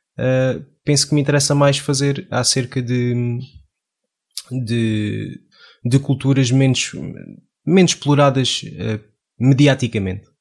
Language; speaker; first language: Portuguese; native; Portuguese